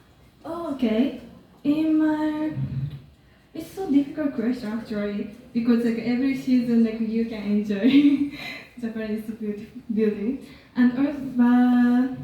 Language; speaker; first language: English; non-native, learner; Japanese